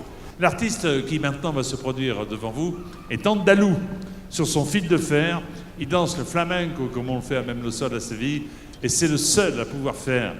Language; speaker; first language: French; native; French